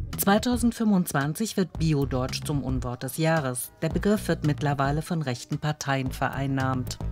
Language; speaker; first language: German; native; German